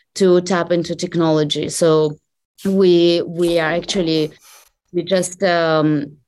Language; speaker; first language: English; non-native, fluent; Russian